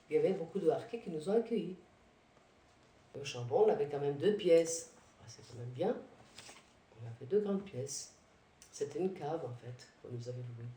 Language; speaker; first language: French; early bilingual, other home language; Arabic